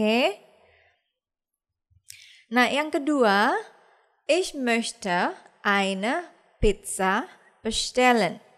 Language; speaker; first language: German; non-native, fluent; Indonesian